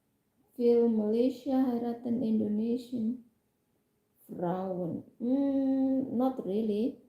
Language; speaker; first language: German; non-native, learner; Indonesian